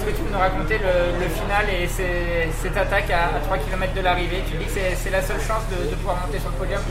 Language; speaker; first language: French; native; French